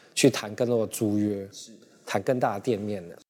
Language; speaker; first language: Chinese; non-native, local second language; Cantonese